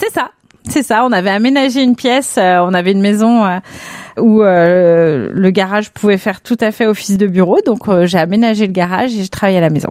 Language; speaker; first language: French; native; French